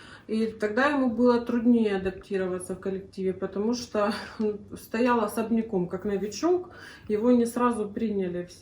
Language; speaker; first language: Russian; native; Russian